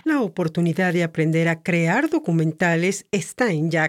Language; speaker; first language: Spanish; native; Spanish